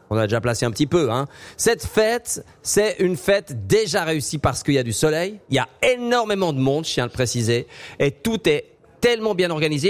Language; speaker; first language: French; native; French